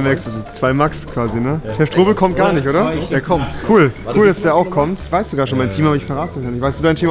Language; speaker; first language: German; native; German